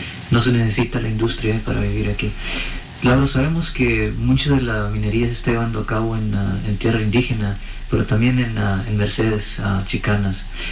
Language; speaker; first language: Spanish; early bilingual, heritage; Spanish